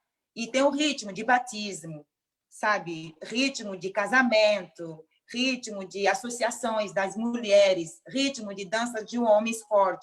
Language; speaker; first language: Portuguese; non-native, local second language; Mandingo